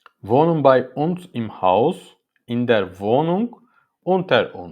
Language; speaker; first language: German; non-native, learner; Turkish